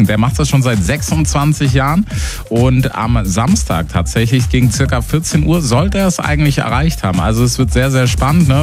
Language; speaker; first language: German; native; German